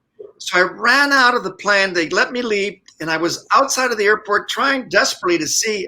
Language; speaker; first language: English; native; English